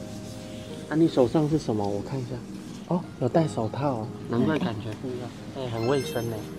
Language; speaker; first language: Chinese; non-native, fluent; Vietnamese